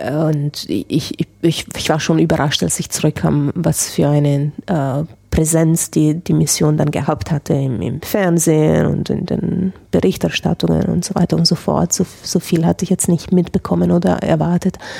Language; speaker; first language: German; non-native, fluent; Italian